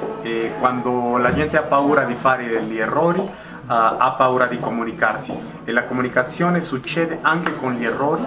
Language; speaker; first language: Italian; non-native, fluent; Spanish